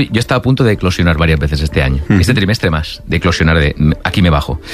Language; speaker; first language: Spanish; native; Spanish